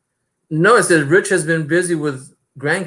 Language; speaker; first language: English; native; English